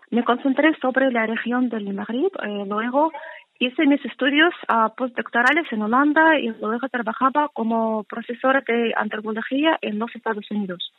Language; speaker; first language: Spanish; non-native, fluent; Russian